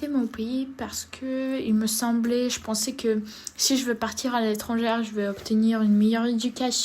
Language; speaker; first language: French; non-native, fluent; Russian